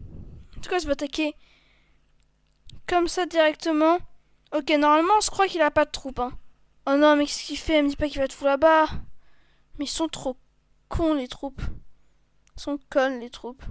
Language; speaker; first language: French; native; French